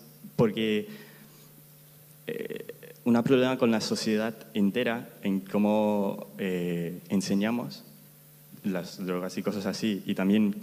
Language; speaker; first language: Spanish; non-native, fluent; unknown